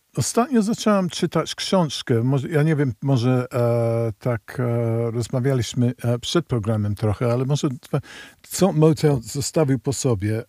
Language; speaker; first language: Polish; early bilingual, heritage; Polish